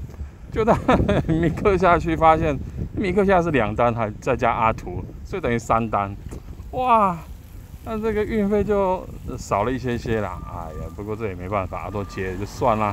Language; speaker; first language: Chinese; native; Chinese